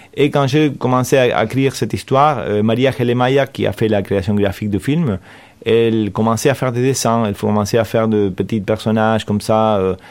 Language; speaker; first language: French; non-native, fluent; Spanish